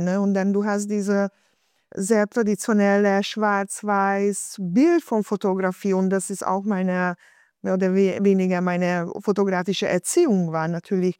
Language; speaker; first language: German; non-native, fluent; Hungarian